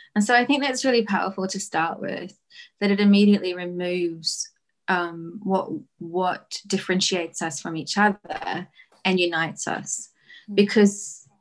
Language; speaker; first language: English; native; English